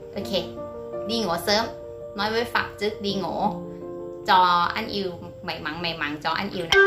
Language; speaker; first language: Vietnamese; non-native, learner; Thai